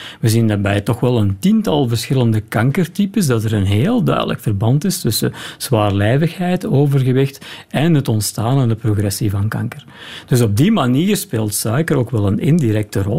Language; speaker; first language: Dutch; native; Dutch